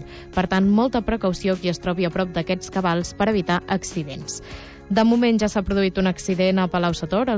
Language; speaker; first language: Catalan; native; Catalan